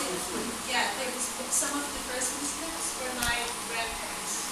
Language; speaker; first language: English; non-native, fluent; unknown